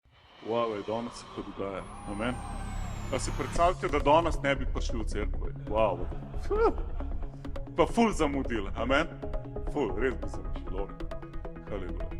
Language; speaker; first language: Slovenian; native; Slovenian